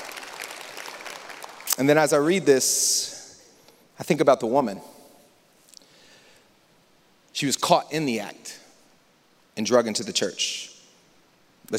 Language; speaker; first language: English; native; English